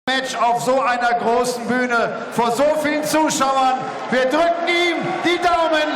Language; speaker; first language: German; native; German